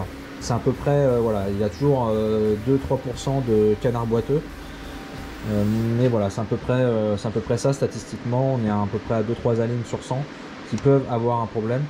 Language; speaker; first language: French; native; French